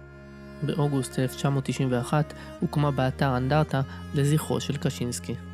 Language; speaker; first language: Hebrew; native; Hebrew